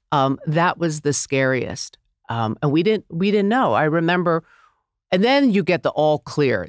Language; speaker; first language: English; native; English